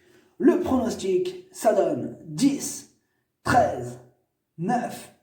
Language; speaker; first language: French; native; French